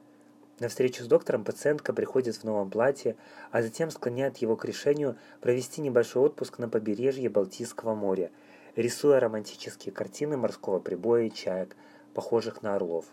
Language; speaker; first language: Russian; native; Russian